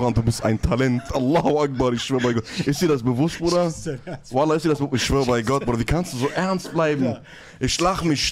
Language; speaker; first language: German; native; German